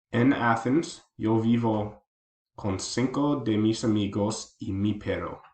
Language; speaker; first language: Spanish; non-native, learner; English